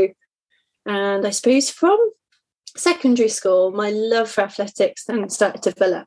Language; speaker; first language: English; native; English